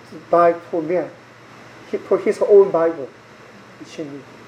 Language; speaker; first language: English; non-native, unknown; Korean